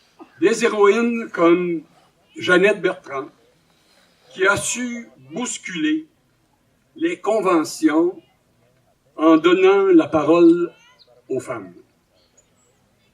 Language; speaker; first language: French; native; French